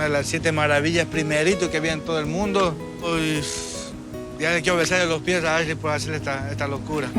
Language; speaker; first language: Spanish; native; Spanish